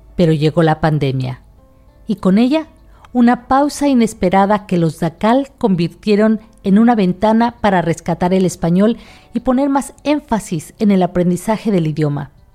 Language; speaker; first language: Spanish; native; Spanish